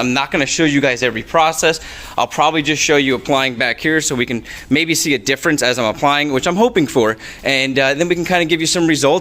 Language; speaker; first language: English; native; English